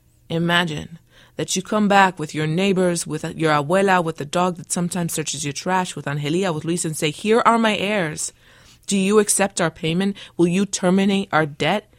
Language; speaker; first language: English; early bilingual, other home language; Spanish